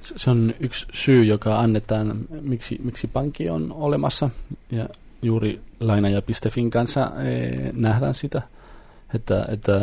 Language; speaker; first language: Finnish; non-native, fluent; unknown